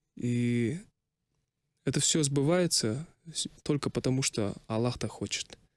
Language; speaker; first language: Russian; non-native, local second language; Kazakh